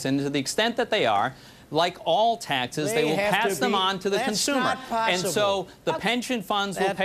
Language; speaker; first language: English; native; English